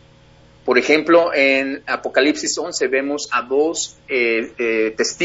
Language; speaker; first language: Spanish; native; Spanish